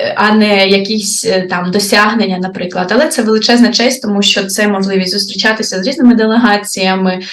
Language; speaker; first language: Ukrainian; native; Ukrainian